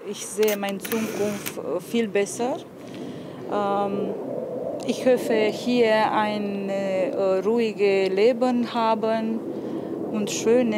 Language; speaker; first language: German; non-native, learner; Romanian